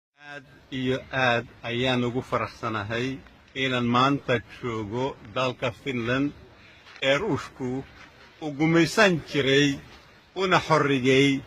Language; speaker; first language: Somali; non-native, fluent; Russian